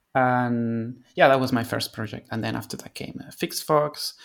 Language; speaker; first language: English; non-native, fluent; Spanish